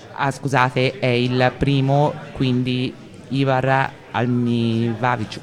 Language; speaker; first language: Italian; native; Italian